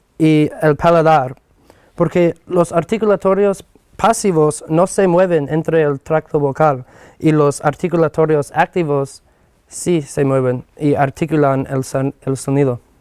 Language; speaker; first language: Spanish; non-native, fluent; English